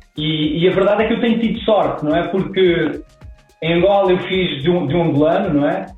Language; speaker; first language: Portuguese; native; Portuguese